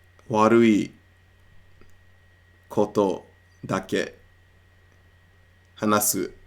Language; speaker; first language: Japanese; non-native, learner; English